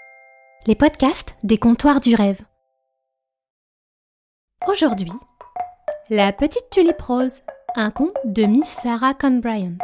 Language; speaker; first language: French; native; French